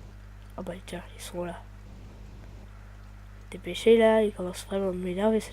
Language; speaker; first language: French; native; French